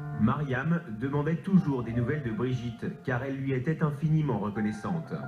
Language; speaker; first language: French; native; French